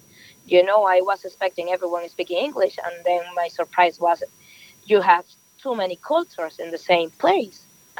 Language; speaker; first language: English; non-native, learner; Spanish